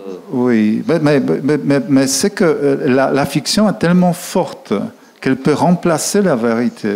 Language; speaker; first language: French; non-native, fluent; Polish